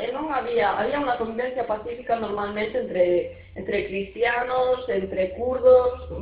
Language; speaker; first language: Galician; non-native, fluent; Arabic